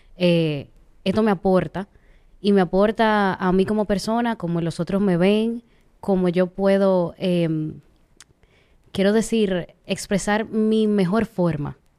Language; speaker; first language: Spanish; native; Spanish